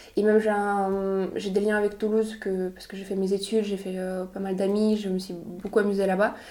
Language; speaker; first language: French; non-native, fluent; Russian